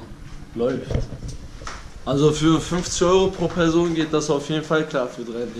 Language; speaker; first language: German; early bilingual, other home language; Turkish